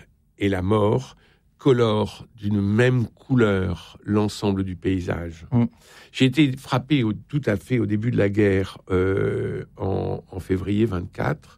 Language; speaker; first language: French; native; French